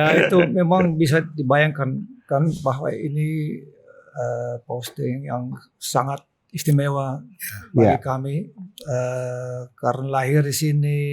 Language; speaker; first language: Indonesian; non-native, local second language; Dutch